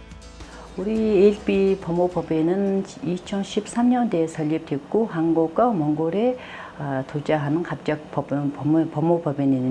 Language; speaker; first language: Korean; non-native, learner; Mongolian